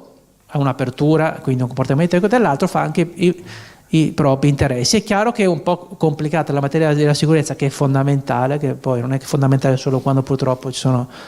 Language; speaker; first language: Italian; native; Italian